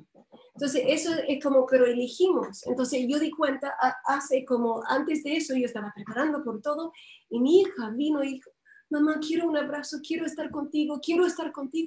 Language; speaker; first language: Spanish; non-native, fluent; English